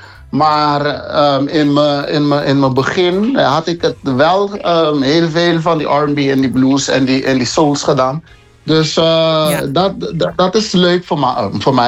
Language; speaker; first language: Dutch; non-native, local second language; Papiamento